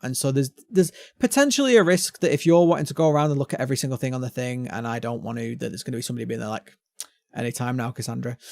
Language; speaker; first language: English; native; English